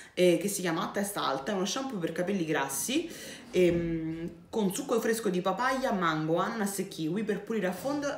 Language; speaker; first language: Italian; native; Italian